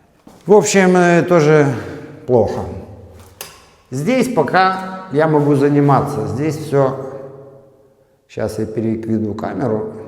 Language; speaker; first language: Russian; native; Russian